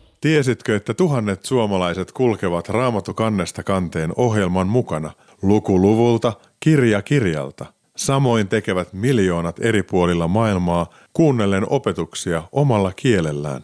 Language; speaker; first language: Finnish; native; Finnish